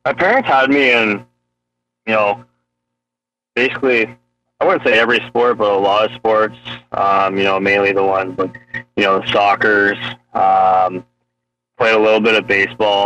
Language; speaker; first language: English; native; English